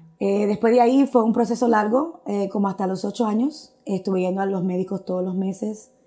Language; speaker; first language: Spanish; native; Spanish